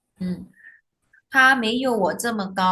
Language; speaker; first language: Chinese; non-native, fluent; Indonesian